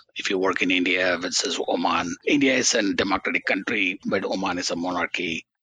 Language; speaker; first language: English; non-native, local second language; Tamil